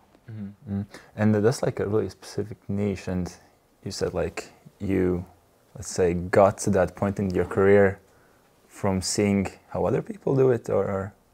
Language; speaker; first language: English; non-native, fluent; Latvian